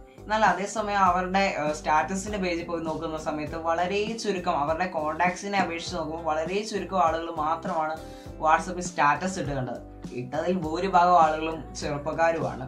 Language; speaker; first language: Malayalam; native; Malayalam